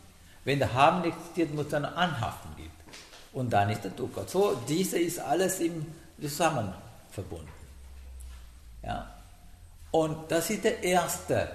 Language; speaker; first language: German; non-native, learner; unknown